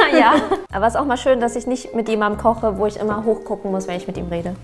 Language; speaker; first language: German; native; German